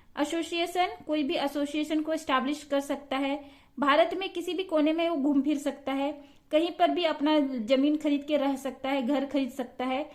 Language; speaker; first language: Hindi; non-native, local second language; Santali